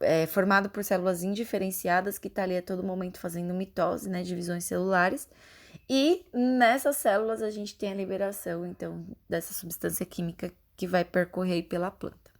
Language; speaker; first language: Portuguese; native; Portuguese